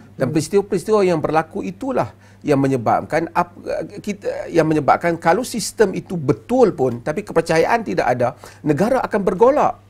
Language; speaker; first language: Malay; native; Malay